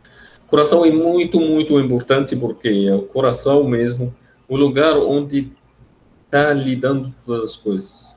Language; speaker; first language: Portuguese; non-native, learner; Arabic